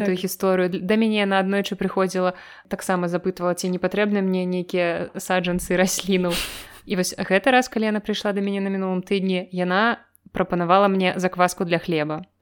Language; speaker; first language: Belarusian; non-native, local second language; Russian